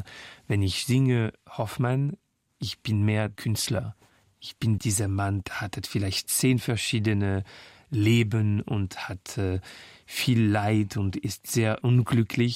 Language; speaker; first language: German; non-native, fluent; French